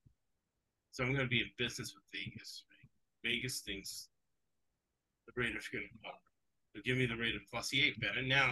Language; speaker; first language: English; early bilingual, other home language; Spanish